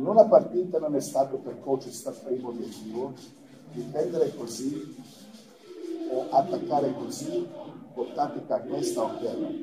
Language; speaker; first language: Italian; non-native, fluent; Croatian